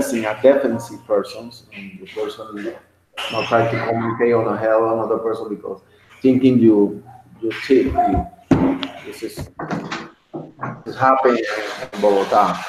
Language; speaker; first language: English; non-native, learner; Spanish